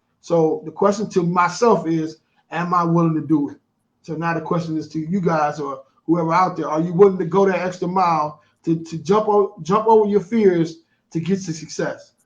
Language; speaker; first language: English; native; English